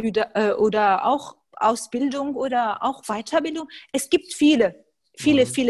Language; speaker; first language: German; non-native, fluent; Arabic